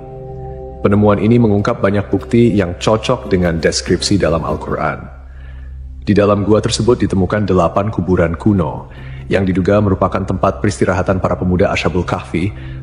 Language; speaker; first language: Indonesian; native; Indonesian